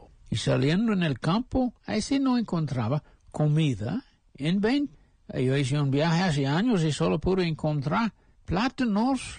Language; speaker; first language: Spanish; non-native, fluent; English